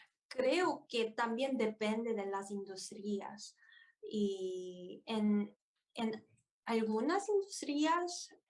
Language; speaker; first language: Spanish; non-native, fluent; Korean